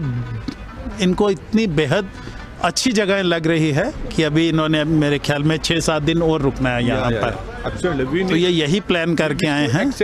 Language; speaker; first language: Hindi; native; Hindi